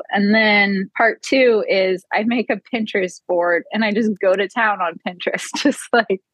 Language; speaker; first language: English; native; English